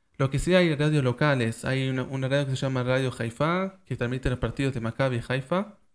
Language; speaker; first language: Spanish; early bilingual, heritage; Spanish